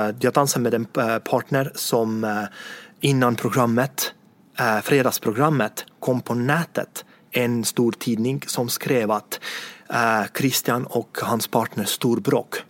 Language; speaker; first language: Swedish; non-native, fluent; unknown